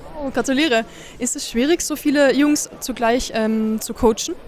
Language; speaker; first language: German; native; German